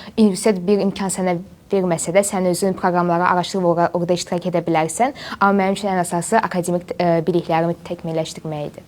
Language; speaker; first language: Azerbaijani; native; Azerbaijani